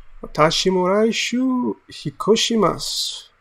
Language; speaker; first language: Japanese; non-native, learner; English